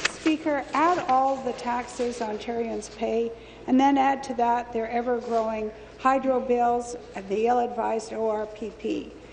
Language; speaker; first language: English; native; English